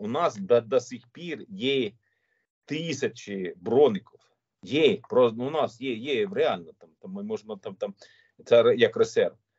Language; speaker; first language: Ukrainian; non-native, learner; Swedish